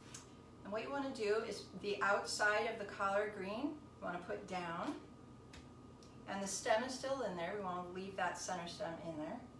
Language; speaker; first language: English; native; English